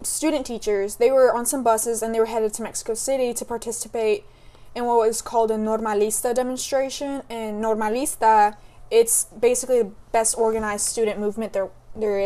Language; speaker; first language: English; native; English